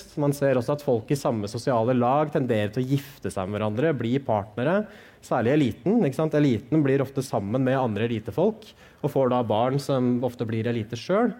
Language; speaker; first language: Norwegian; native; Norwegian